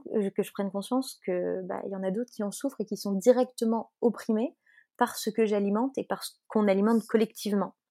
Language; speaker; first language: French; native; French